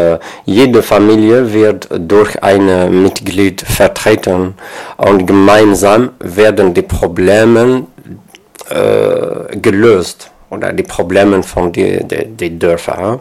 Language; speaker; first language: German; non-native, learner; Kabyle